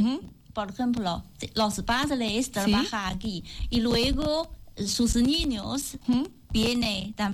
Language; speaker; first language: Spanish; non-native, learner; Chinese